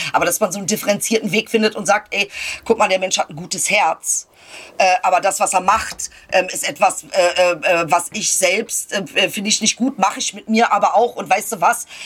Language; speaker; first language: German; early bilingual, other home language; Turkish